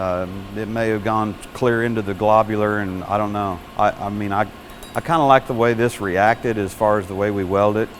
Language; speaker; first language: English; native; English